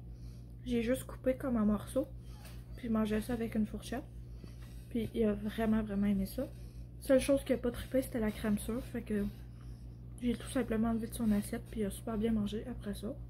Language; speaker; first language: French; native; French